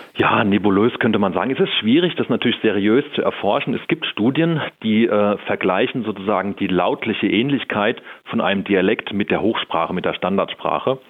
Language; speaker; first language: German; native; German